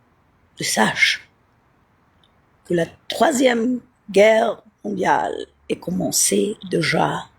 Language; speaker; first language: French; non-native, fluent; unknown